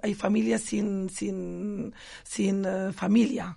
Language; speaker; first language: Spanish; non-native, local second language; Arabic